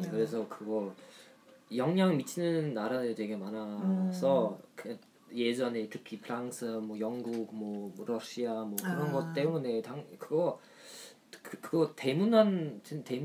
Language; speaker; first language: Korean; non-native, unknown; German